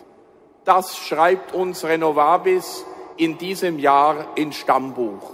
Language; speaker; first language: German; native; German